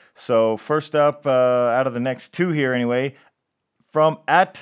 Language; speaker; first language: English; native; English